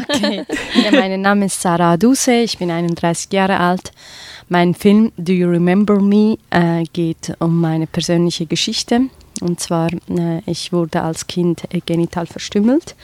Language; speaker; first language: German; non-native, fluent; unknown